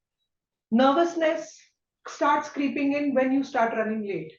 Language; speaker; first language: English; non-native, local second language; Hindi